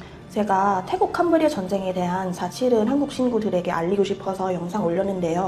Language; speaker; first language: Korean; non-native, fluent; Thai